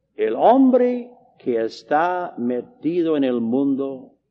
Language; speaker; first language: Spanish; non-native, fluent; English